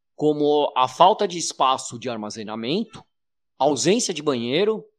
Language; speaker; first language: Portuguese; native; Portuguese